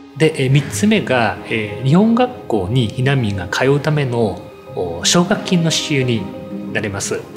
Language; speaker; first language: Japanese; native; Japanese